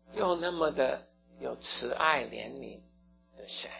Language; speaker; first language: Chinese; non-native, fluent; English